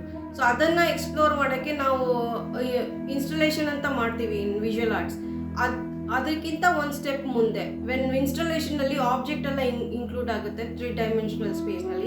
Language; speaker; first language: Kannada; non-native, local second language; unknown